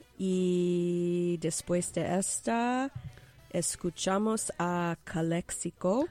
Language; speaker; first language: Spanish; non-native, learner; English